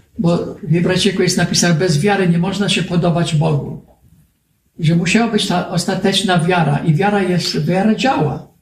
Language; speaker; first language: Polish; early bilingual, heritage; Polish